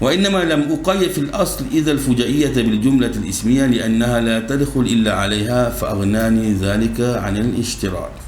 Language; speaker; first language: Arabic; non-native, fluent; Malay